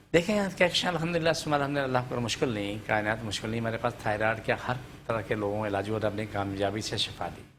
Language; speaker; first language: Urdu; non-native, local second language; Punjabi